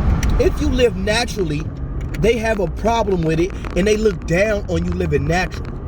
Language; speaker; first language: English; native; English